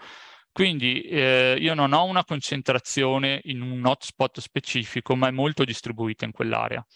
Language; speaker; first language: Italian; native; Italian